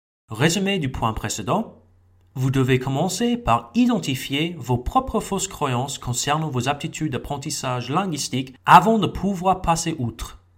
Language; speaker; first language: French; non-native, fluent; English